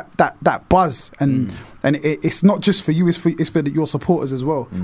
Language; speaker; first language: English; native; English